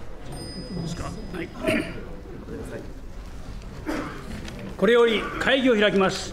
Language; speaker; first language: Japanese; native; Japanese